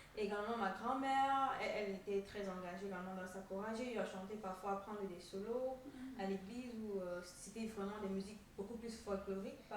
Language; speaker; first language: French; non-native, local second language; Ghomala